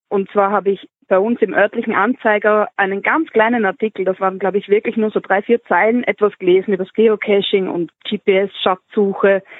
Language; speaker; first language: German; native; German